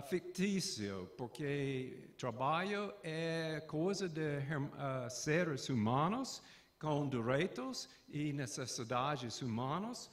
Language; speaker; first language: Portuguese; non-native, fluent; English